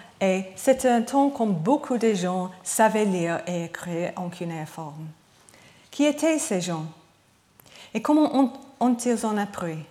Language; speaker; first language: French; non-native, learner; English